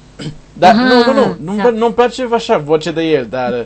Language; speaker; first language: Romanian; non-native, learner; Portuguese